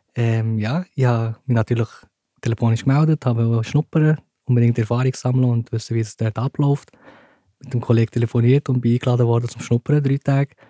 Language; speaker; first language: German; early bilingual, other home language; Turkish